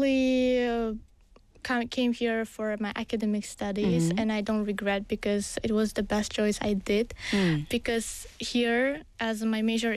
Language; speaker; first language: English; non-native, fluent; Uzbek